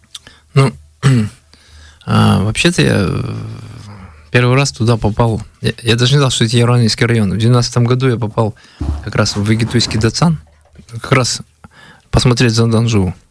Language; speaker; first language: Russian; native; Russian